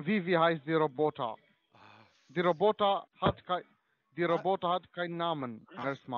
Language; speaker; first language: German; non-native, learner; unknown